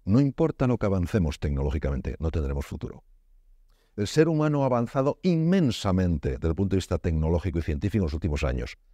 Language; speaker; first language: Spanish; native; Spanish